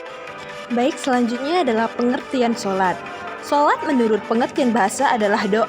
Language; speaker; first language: Indonesian; native; Indonesian